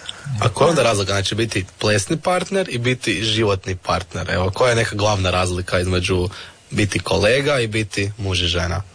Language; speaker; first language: Serbian; native; Serbian